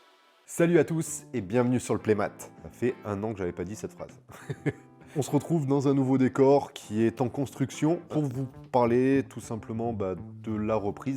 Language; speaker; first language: French; native; French